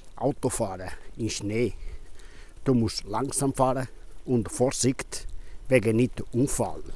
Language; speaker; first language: German; non-native, learner; Portuguese